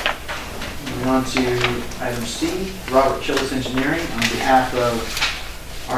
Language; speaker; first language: English; native; English